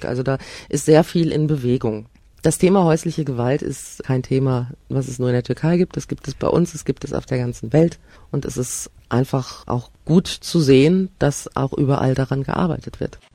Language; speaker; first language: German; native; German